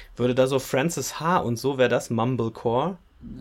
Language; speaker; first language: German; native; German